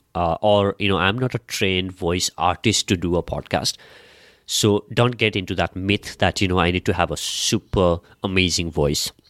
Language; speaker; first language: English; non-native, local second language; Nepali